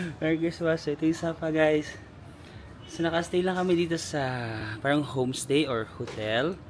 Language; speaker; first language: Filipino; native; Filipino